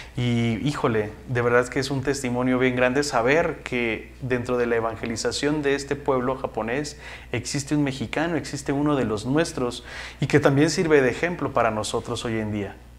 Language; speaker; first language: Spanish; native; Spanish